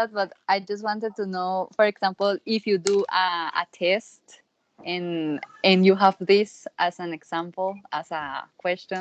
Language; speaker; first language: English; non-native, learner; Spanish